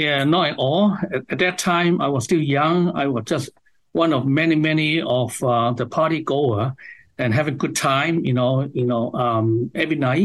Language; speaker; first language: English; non-native, local second language; Cantonese